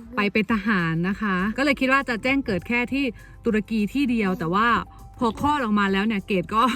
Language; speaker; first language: Thai; native; Thai